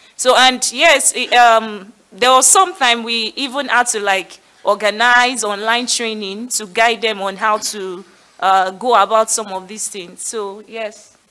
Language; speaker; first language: English; non-native, local second language; Yoruba